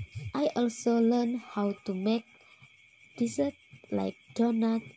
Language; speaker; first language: English; non-native, local second language; Malay